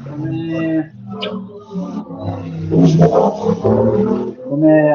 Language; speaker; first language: Italian; non-native, learner; Bangla